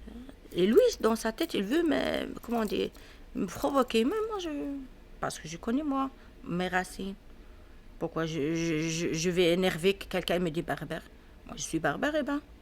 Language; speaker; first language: French; non-native, learner; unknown